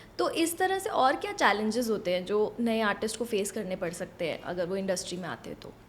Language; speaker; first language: Hindi; native; Hindi